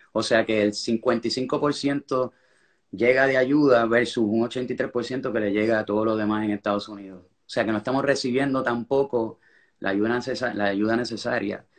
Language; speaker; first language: Spanish; native; Spanish